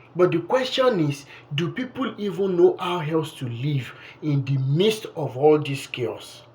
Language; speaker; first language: English; non-native, local second language; Yoruba